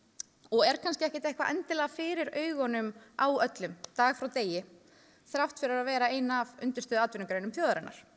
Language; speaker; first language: Icelandic; native; Icelandic